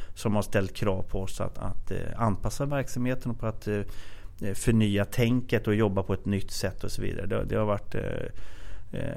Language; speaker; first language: Swedish; native; Swedish